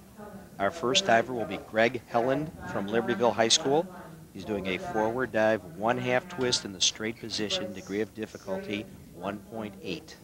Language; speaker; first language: English; native; English